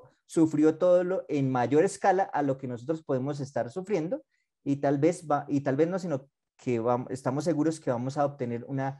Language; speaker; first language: Spanish; native; Spanish